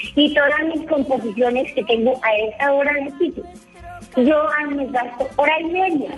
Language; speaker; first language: Spanish; native; Spanish